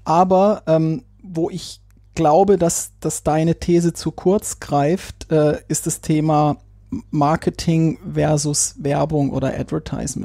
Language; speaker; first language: German; native; German